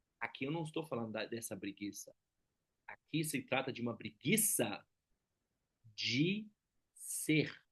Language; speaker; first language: Portuguese; non-native, fluent; German